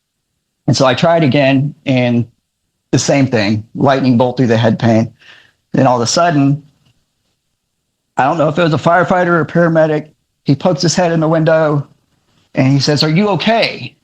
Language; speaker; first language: English; native; English